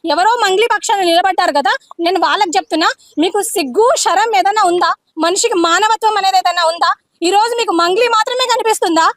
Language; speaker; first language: Telugu; non-native, local second language; Lambadi